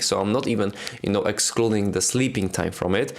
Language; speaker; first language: English; non-native, fluent; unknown